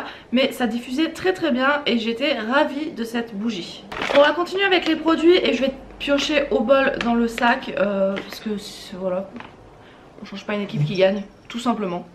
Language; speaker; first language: French; native; French